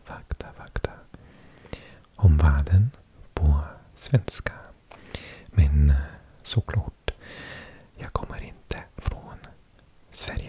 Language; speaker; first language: Swedish; non-native, learner; English